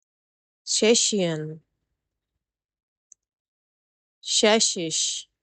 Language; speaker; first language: German; non-native, fluent; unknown